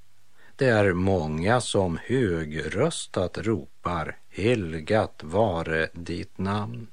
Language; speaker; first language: Swedish; native; Swedish